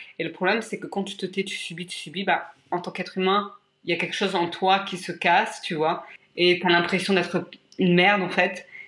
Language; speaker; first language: French; native; French